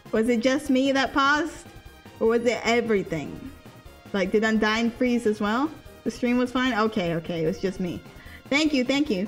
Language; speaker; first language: English; native; English